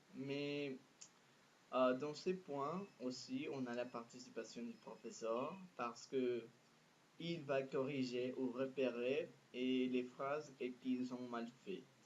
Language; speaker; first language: French; non-native, fluent; Spanish